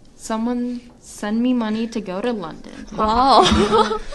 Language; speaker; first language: English; native; English